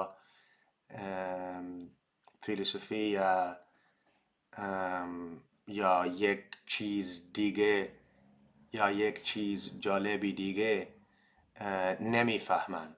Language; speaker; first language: Persian; non-native, learner; Dutch